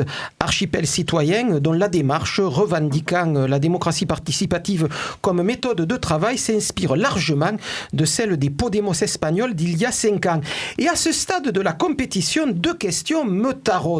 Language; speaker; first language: French; native; French